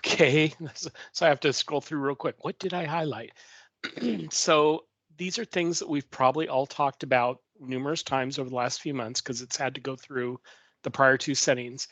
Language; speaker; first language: English; native; English